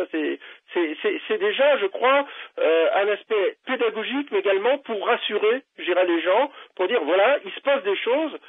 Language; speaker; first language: French; native; French